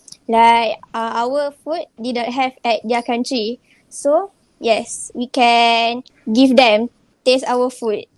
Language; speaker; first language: English; non-native, local second language; Malay